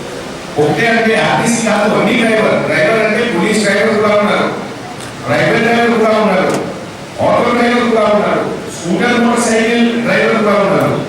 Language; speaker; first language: Telugu; non-native, fluent; Hindi